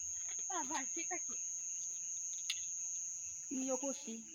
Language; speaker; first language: Portuguese; non-native, learner; Haitian Creole